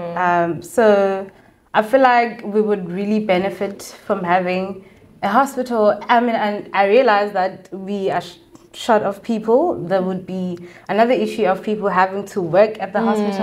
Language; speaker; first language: English; non-native, local second language; Xhosa